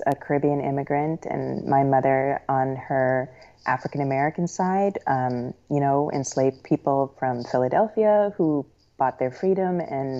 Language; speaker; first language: English; native; English